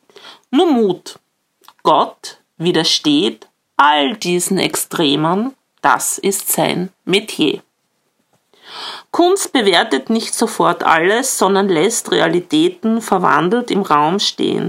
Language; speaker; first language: German; native; German